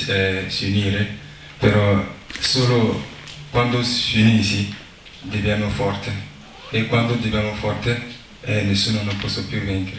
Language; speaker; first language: Italian; non-native, learner; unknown